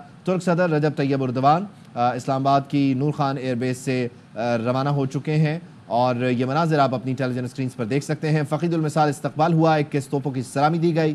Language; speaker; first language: Urdu; native; Urdu